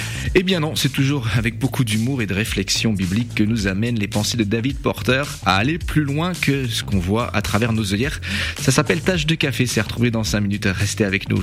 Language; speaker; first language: French; native; French